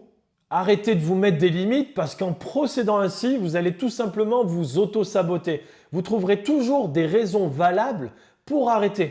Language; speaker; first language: French; native; French